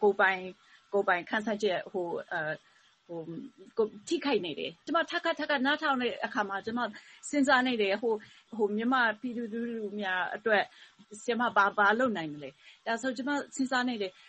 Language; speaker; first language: Burmese; non-native, learner; Thai